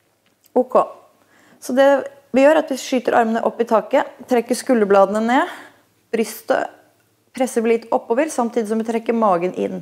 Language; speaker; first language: Norwegian; native; Norwegian